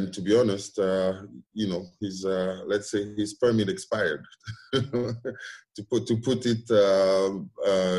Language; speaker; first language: English; non-native, local second language; French